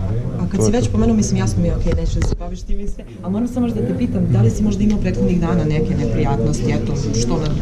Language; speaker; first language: Bosnian; native; Bosnian